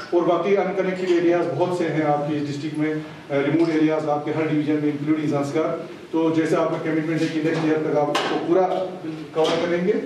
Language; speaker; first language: Hindi; non-native, local second language; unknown